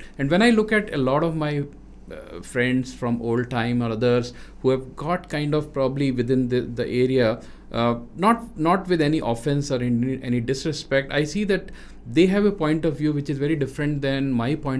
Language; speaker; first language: English; non-native, local second language; Hindi